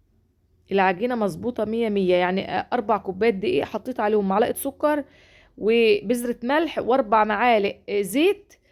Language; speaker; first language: Arabic; native; Arabic